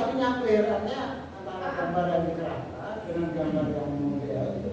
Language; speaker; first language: Indonesian; native; Indonesian